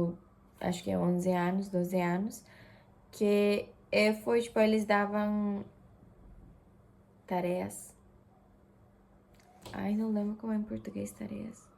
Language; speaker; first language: Portuguese; non-native, fluent; Japanese